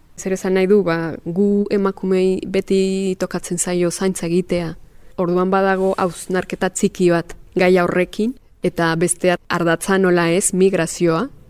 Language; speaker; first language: Basque; non-native, fluent; Spanish